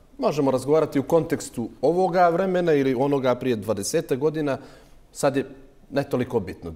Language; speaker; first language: Serbian; native; Serbian